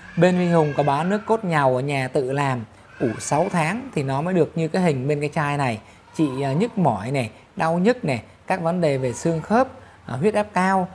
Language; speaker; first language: Vietnamese; native; Vietnamese